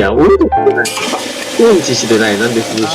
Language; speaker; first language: Japanese; non-native, learner; Chinese